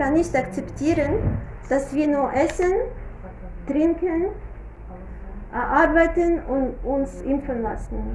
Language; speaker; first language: German; non-native, fluent; Russian